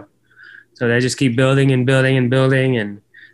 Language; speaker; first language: English; non-native, fluent; Latvian